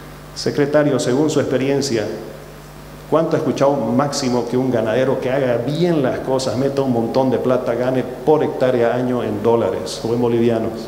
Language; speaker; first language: Spanish; native; Spanish